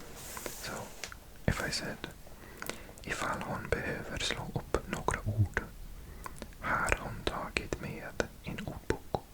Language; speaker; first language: Swedish; non-native, learner; English